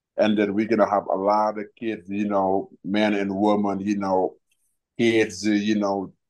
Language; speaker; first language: English; non-native, fluent; Wolof